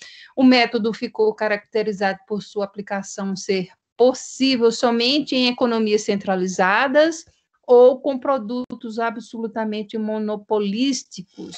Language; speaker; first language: Portuguese; native; Portuguese